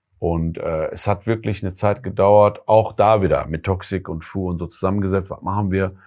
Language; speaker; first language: German; early bilingual, other home language; Persian